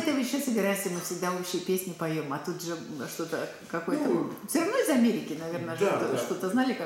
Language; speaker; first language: Russian; native; Russian